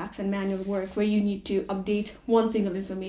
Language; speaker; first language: English; non-native, local second language; Nepali